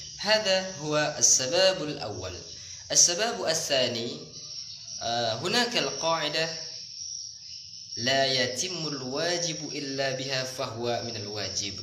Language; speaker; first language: Arabic; non-native, fluent; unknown